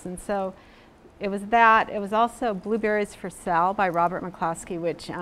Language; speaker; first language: English; native; English